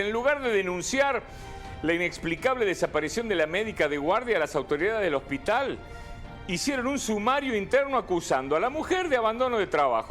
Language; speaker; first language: Spanish; native; Spanish